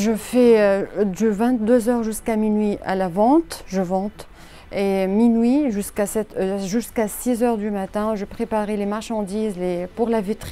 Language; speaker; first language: French; non-native, learner; Arabic